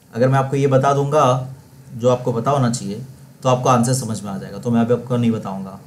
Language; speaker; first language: Hindi; non-native, local second language; Marathi